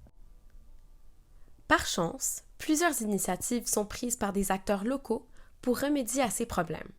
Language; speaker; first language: French; native; French